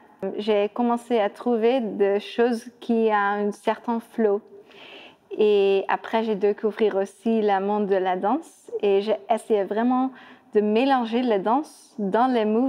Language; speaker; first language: French; non-native, fluent; Dutch